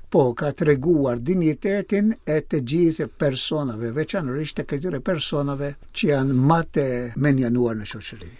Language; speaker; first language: Albanian; non-native, fluent; Maltese